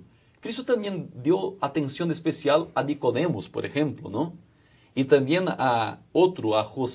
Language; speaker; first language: Spanish; non-native, fluent; Portuguese